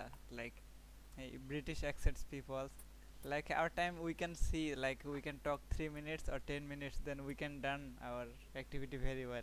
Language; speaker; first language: English; non-native, learner; Bangla